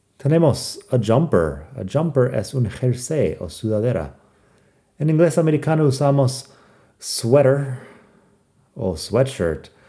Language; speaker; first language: Spanish; non-native, fluent; English